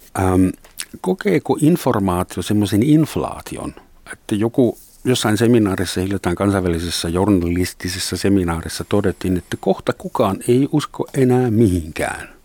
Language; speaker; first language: Finnish; non-native, fluent; German